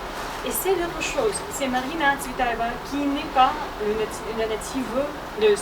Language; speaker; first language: French; non-native, fluent; Russian